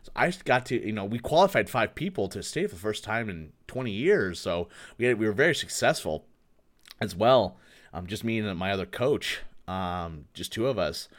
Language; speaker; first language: English; native; English